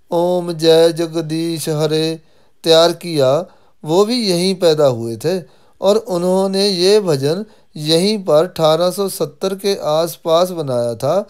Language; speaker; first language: Hindi; non-native, local second language; Punjabi